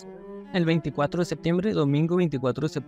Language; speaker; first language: Spanish; native; Spanish